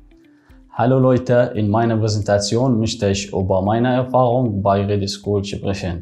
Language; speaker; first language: German; non-native, learner; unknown